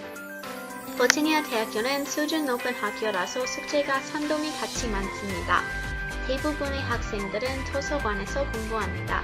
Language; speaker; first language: Korean; non-native, learner; English